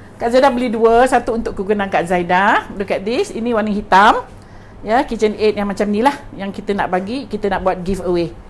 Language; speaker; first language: Malay; native; Malay